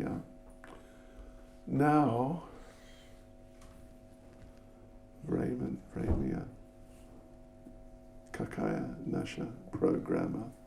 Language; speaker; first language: Russian; non-native, learner; English